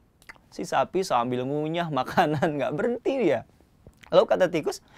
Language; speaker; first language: Indonesian; native; Indonesian